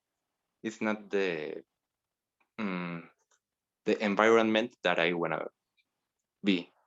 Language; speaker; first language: English; non-native, learner; Spanish